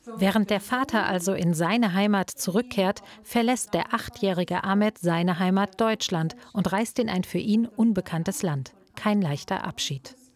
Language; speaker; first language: German; native; German